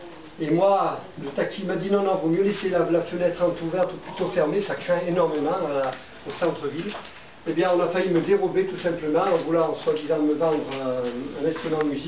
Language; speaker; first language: French; native; French